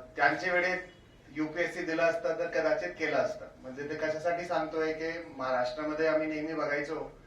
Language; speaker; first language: Marathi; non-native, local second language; Hindi